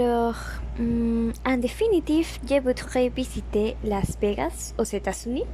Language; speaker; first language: French; non-native, learner; Spanish